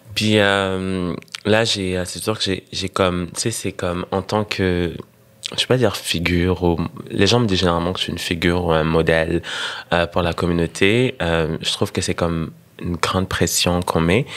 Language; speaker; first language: French; non-native, local second language; Rundi